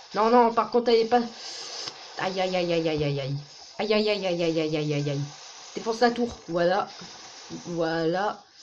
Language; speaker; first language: French; native; French